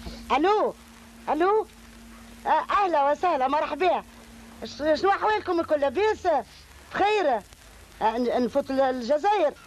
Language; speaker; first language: Arabic; native; Arabic